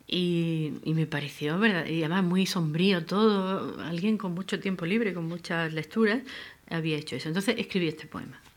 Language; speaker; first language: Spanish; native; Spanish